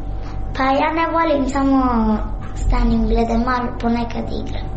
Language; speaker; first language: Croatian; non-native, learner; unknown